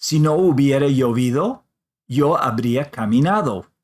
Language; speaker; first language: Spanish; non-native, fluent; English